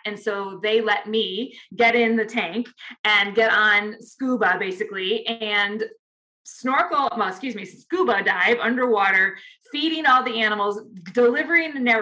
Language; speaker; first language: English; native; English